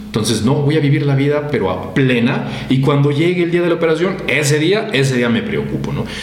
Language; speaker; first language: Spanish; native; Spanish